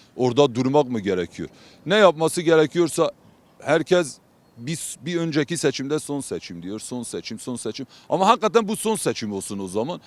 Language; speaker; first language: Turkish; non-native, local second language; Kurdish